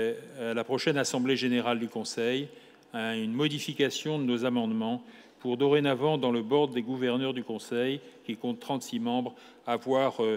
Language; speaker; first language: French; native; French